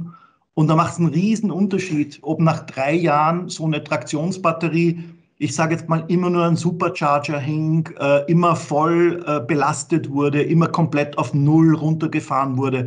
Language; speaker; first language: German; native; German